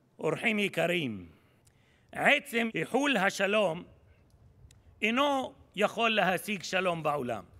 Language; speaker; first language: Hebrew; non-native, local second language; Arabic